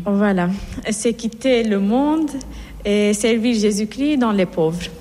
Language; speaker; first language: French; non-native, fluent; Persian